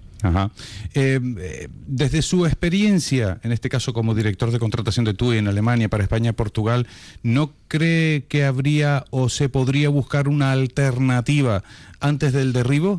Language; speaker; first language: Spanish; native; Spanish